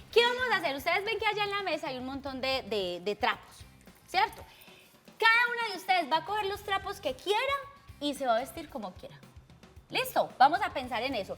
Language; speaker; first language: Spanish; native; Spanish